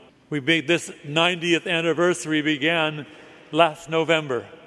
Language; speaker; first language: English; native; English